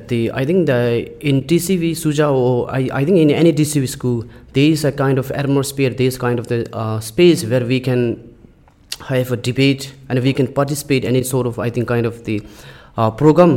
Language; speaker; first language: English; non-native, learner; Tibetan